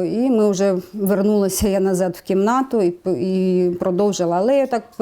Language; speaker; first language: Ukrainian; native; Ukrainian